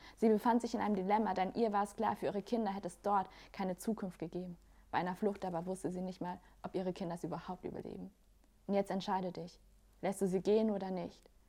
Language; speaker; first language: German; native; German